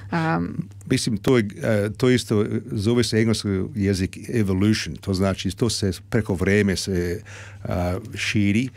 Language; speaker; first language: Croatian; early bilingual, heritage; Croatian